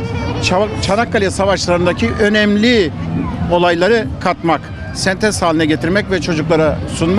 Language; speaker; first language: Turkish; native; Turkish